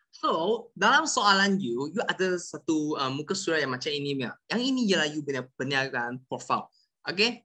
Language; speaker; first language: Malay; non-native, local second language; Chinese